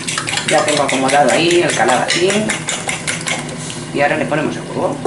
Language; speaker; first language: Spanish; native; Spanish